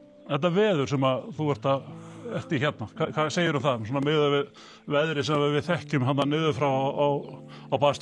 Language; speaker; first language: Icelandic; native; Icelandic